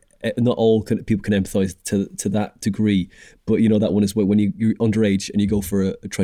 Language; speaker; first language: English; native; English